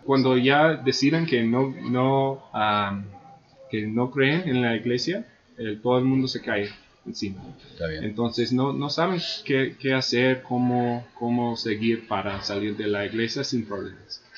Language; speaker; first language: Spanish; non-native, fluent; English